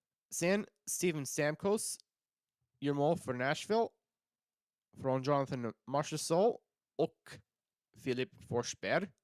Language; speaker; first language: Swedish; non-native, learner; English